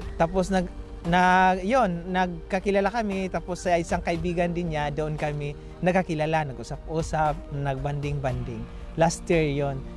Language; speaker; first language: Filipino; native; Filipino